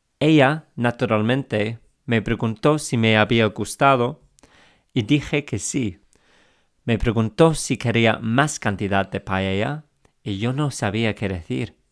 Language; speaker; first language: Spanish; non-native, fluent; English